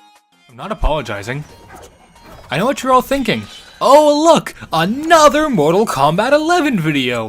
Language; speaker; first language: English; native; English